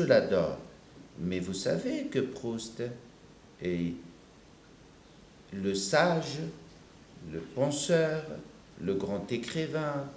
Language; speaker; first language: French; non-native, local second language; Arabic